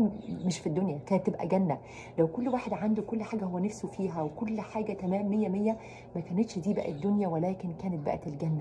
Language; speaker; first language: Arabic; native; Arabic